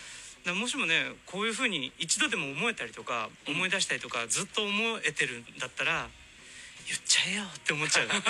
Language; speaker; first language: Japanese; native; Japanese